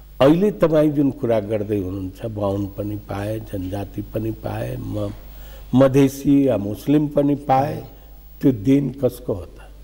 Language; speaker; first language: Nepali; non-native, local second language; Maithili